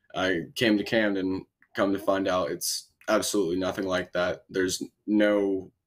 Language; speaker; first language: English; native; English